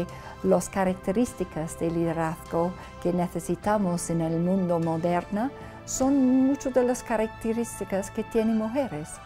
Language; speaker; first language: Spanish; non-native, learner; English